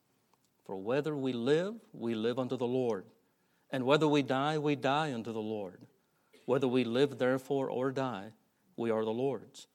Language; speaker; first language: English; native; English